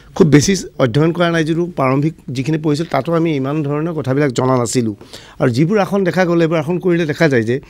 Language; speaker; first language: Assamese; native; Assamese